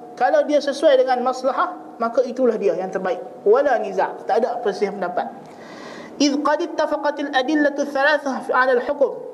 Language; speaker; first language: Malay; native; Malay